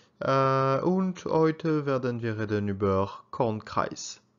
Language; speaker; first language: German; non-native, learner; French